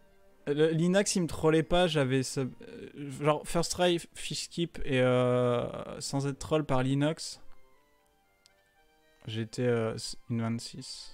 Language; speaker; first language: French; native; French